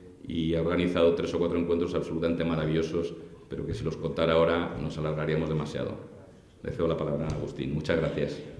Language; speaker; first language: Spanish; native; Spanish